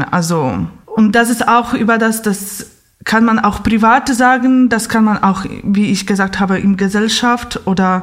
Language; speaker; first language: German; non-native, fluent; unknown